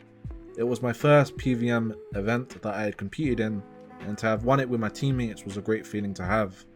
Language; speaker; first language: English; native; English